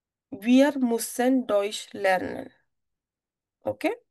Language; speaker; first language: German; non-native, fluent; Marathi